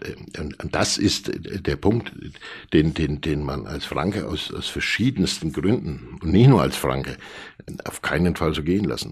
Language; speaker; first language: German; native; German